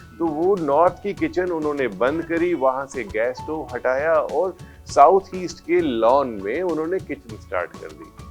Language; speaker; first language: Hindi; native; Hindi